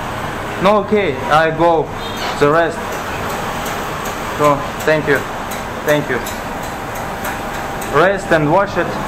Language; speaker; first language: English; non-native, learner; Russian